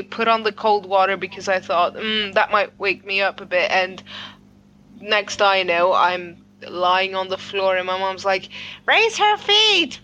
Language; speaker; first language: English; non-native, fluent; Greek